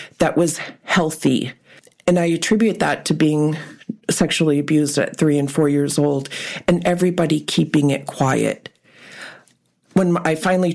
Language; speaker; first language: English; early bilingual, other home language; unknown